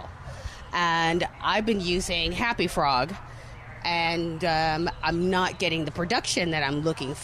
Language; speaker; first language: English; native; English